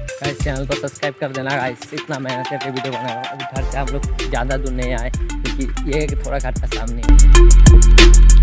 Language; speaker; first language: Hindi; non-native, local second language; Bangla